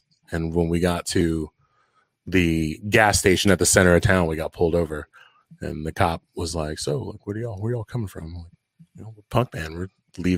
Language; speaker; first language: English; native; English